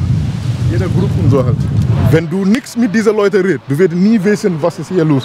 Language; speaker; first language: German; non-native, learner; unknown